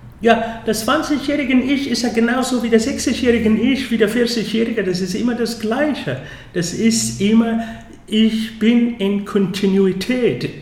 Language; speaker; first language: German; non-native, fluent; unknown